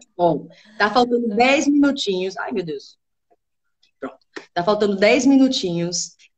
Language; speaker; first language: Portuguese; native; Portuguese